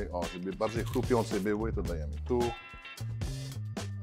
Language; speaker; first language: Polish; non-native, fluent; French